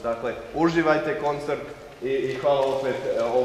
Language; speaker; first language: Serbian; non-native, learner; English